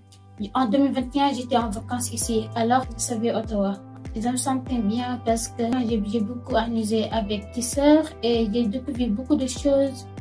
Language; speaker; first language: French; non-native, learner; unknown